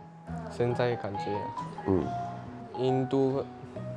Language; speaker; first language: Chinese; non-native, local second language; Tamil